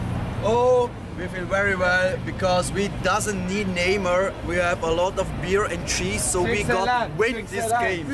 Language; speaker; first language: English; non-native, learner; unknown